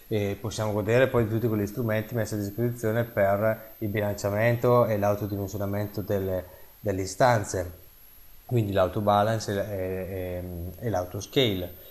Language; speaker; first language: Italian; native; Italian